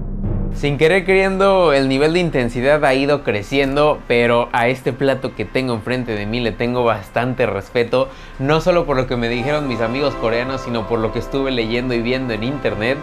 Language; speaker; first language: Spanish; native; Spanish